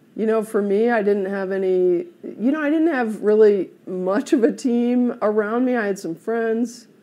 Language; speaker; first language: English; native; English